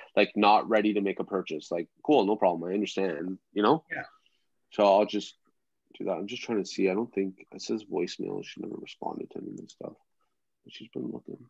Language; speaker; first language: English; native; English